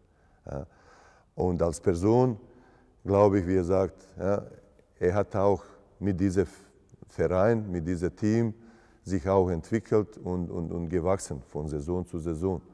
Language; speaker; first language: German; non-native, fluent; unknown